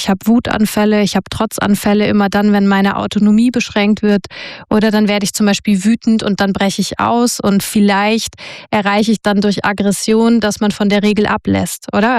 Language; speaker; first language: German; native; German